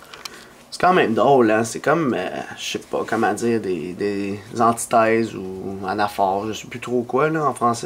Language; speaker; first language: French; native; French